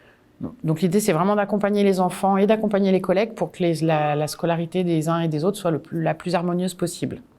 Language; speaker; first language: French; native; French